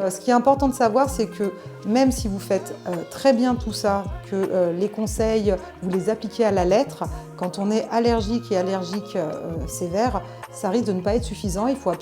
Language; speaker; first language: French; native; French